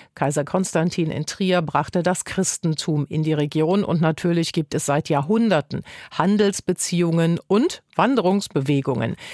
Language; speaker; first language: German; native; German